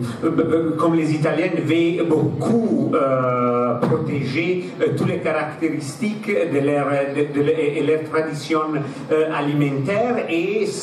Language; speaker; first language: French; non-native, fluent; Italian